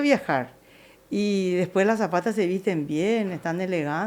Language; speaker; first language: Spanish; native; Spanish